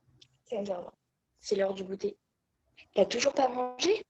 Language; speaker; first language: French; native; French